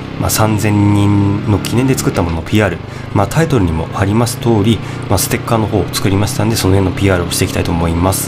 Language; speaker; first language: Japanese; native; Japanese